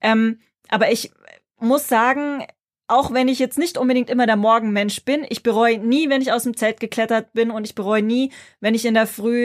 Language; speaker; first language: German; native; German